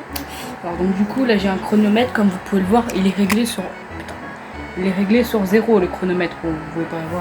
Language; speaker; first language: French; native; French